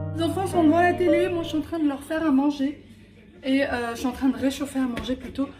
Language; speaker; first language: French; early bilingual, other home language; Arabic